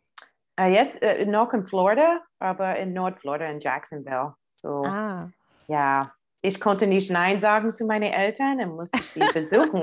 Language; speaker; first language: German; non-native, fluent; English